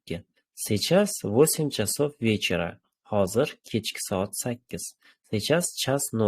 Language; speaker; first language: Russian; non-native, fluent; Uzbek